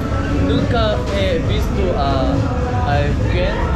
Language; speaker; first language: Spanish; non-native, learner; Korean